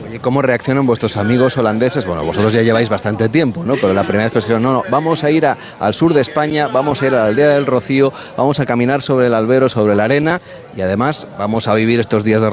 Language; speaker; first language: Spanish; native; Spanish